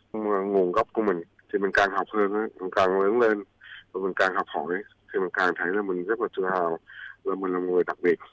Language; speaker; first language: Vietnamese; early bilingual, heritage; Vietnamese